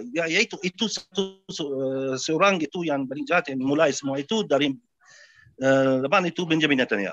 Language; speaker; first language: Indonesian; non-native, fluent; Arabic